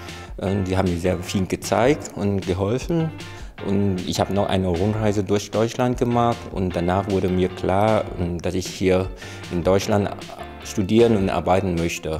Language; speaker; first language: German; non-native, fluent; Vietnamese